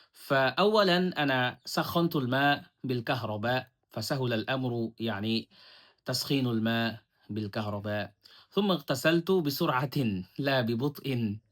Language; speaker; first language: Arabic; non-native, fluent; Bangla